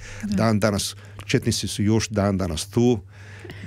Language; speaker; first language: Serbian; early bilingual, heritage; Serbian